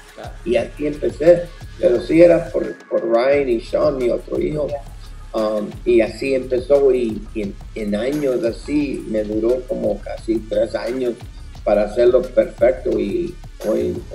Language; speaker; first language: Spanish; early bilingual, heritage; Spanish